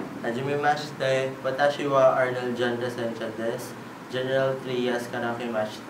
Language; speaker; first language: Japanese; non-native, learner; Filipino